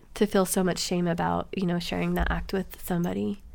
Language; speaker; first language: English; native; English